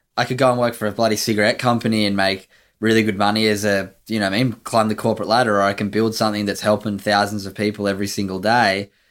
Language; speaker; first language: English; native; English